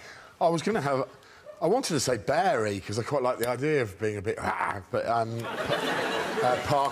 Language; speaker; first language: English; native; English